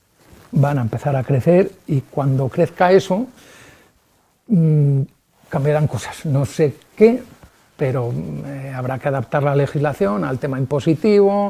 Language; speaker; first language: Spanish; native; Spanish